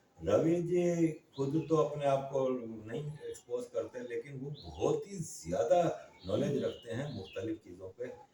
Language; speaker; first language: Urdu; native; Urdu